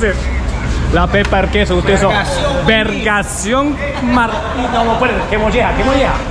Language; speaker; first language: Spanish; non-native, learner; Japanese